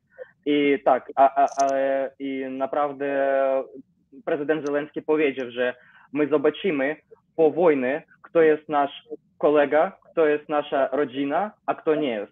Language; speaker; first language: Polish; non-native, learner; Ukrainian